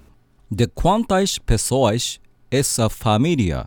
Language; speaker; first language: Portuguese; non-native, learner; Japanese